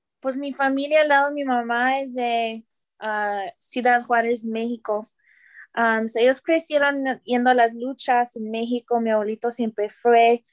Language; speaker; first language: Spanish; early bilingual, heritage; Spanish